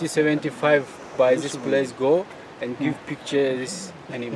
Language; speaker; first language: English; non-native, learner; Tajik